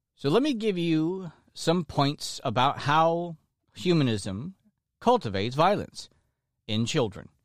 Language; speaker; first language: English; native; English